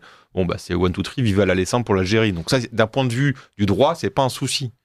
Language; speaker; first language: French; native; French